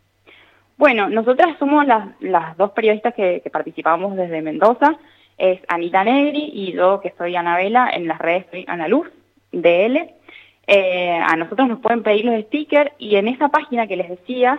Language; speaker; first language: Spanish; native; Spanish